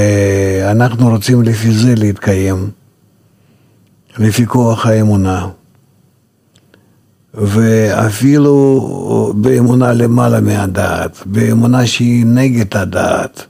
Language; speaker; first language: Hebrew; non-native, fluent; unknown